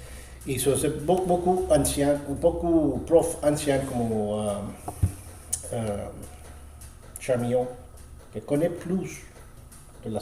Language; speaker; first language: French; non-native, learner; Spanish